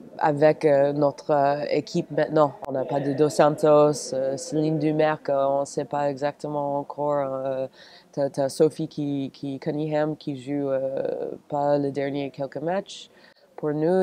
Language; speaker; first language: French; non-native, fluent; English